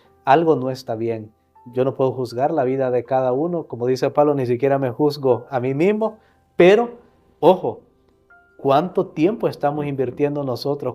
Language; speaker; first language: Spanish; native; Spanish